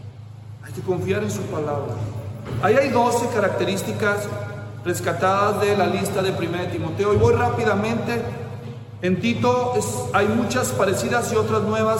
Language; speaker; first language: Spanish; native; Spanish